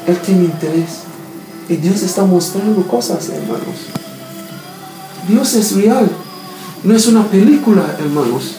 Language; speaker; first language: Spanish; non-native, learner; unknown